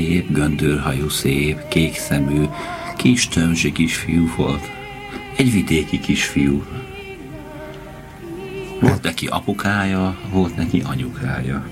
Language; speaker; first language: Hungarian; native; Hungarian